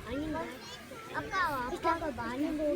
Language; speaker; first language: Korean; early bilingual, heritage; Korean